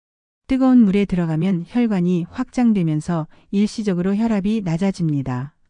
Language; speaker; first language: Korean; native; Korean